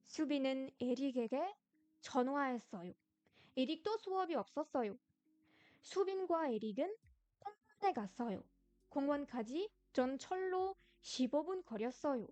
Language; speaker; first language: Korean; non-native, fluent; French